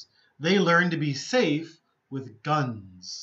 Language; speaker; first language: English; native; English